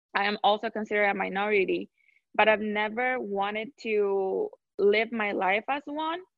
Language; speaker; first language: English; non-native, fluent; Spanish